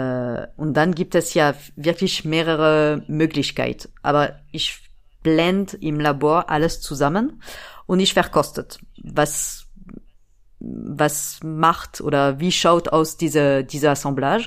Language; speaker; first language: German; non-native, fluent; French